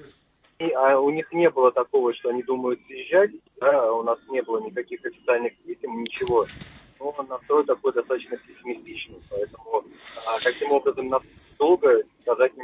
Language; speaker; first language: Russian; native; Russian